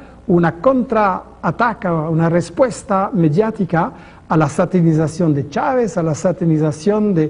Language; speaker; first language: Spanish; non-native, fluent; French